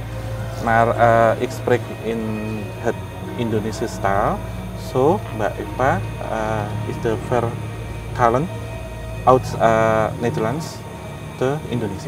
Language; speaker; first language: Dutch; non-native, learner; Indonesian